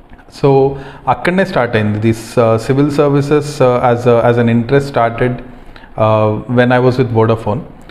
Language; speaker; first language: English; non-native, local second language; Telugu